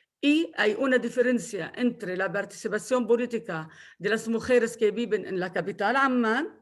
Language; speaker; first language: Spanish; non-native, fluent; Arabic